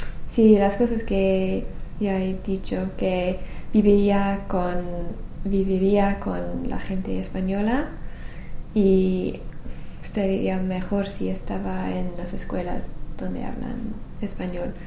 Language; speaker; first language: Spanish; non-native, learner; English